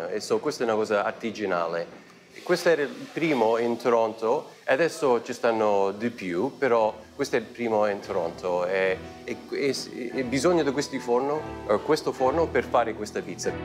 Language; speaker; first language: Italian; early bilingual, heritage; Italian